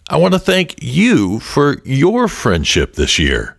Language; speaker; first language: English; native; English